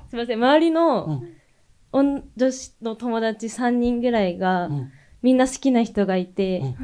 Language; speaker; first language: Japanese; native; Japanese